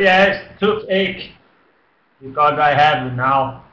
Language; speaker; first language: English; non-native, learner; Portuguese